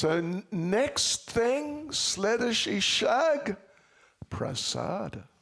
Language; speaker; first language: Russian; non-native, learner; English